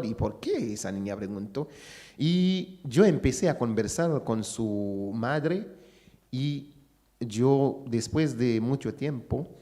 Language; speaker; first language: Spanish; non-native, fluent; Haitian Creole